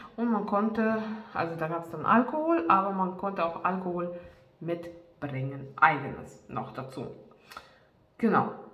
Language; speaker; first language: German; non-native, fluent; Russian